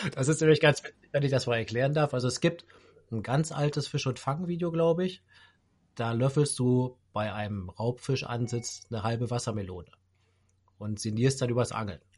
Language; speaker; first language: German; native; German